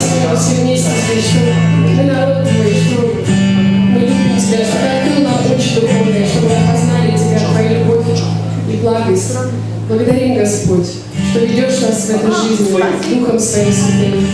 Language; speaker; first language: Russian; native; Russian